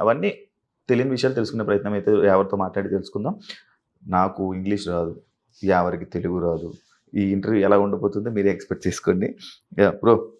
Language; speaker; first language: Telugu; native; Telugu